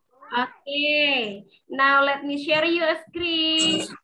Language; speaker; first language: English; non-native, fluent; Indonesian